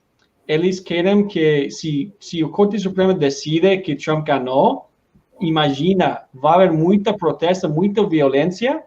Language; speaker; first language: Portuguese; non-native, learner; Spanish